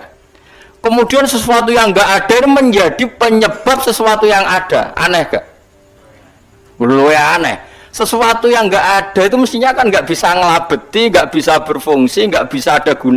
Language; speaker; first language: Indonesian; non-native, local second language; Javanese